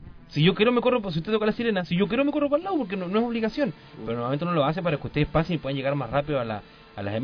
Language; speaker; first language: Spanish; native; Spanish